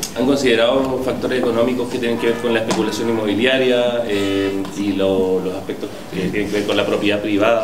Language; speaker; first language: Spanish; native; Spanish